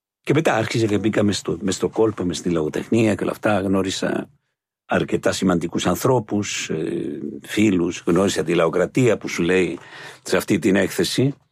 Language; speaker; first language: Greek; non-native, fluent; Spanish